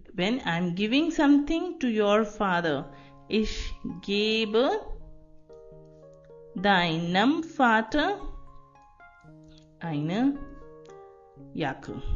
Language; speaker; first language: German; non-native, fluent; Hindi